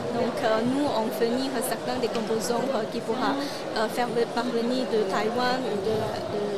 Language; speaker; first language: French; non-native, fluent; Chinese